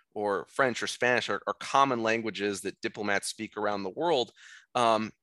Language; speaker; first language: English; native; English